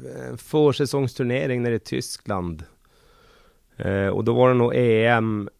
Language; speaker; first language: Swedish; native; Swedish